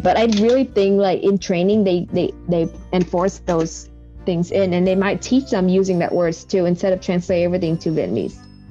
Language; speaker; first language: English; non-native, fluent; Vietnamese